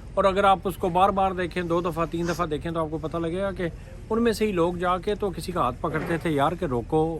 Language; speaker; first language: Urdu; non-native, local second language; Punjabi